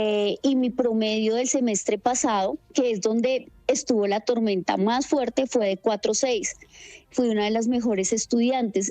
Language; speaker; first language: Spanish; native; Spanish